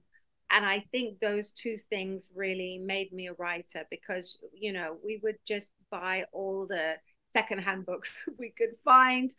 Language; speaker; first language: English; native; English